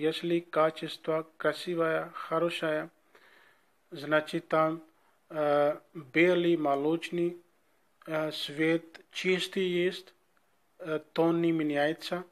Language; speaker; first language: Russian; non-native, learner; Urdu